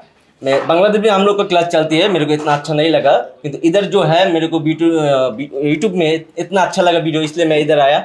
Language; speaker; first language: Hindi; non-native, learner; Bangla